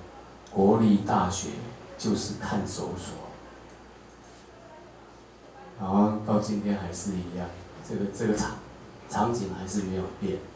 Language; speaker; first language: Chinese; native; Chinese